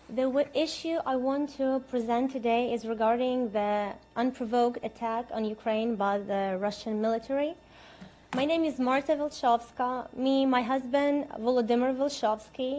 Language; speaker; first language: English; non-native, fluent; Ukrainian